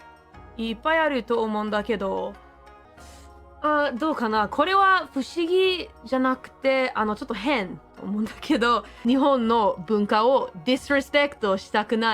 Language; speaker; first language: Japanese; non-native, learner; English